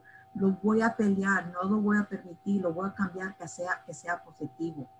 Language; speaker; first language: Spanish; early bilingual, heritage; Spanish